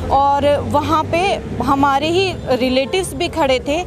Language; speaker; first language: Hindi; native; Hindi